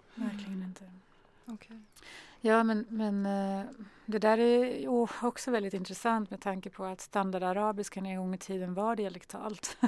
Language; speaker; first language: Swedish; early bilingual, other home language; Arabic